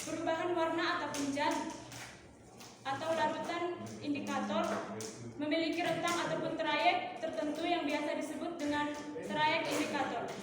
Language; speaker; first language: Indonesian; native; Indonesian